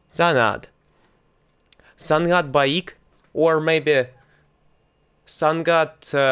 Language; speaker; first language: Indonesian; non-native, learner; Russian